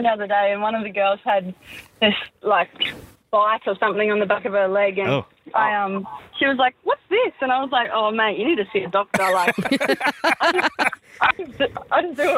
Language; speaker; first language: English; native; English